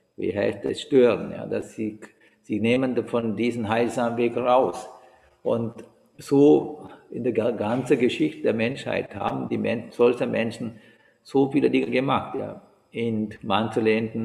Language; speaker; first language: German; non-native, learner; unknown